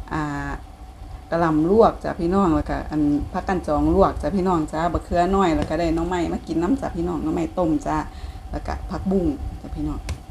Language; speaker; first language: Thai; native; Thai